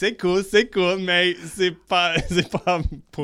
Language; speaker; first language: French; non-native, local second language; English